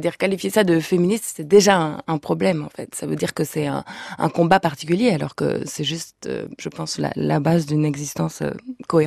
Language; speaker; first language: French; non-native, fluent; Lithuanian